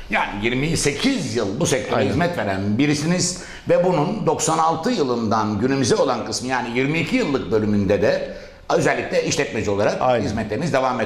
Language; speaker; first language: Turkish; native; Turkish